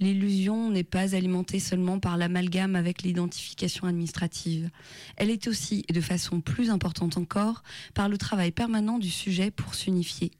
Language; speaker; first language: French; native; French